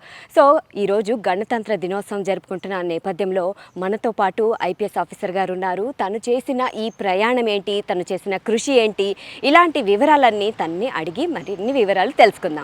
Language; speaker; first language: Telugu; native; Telugu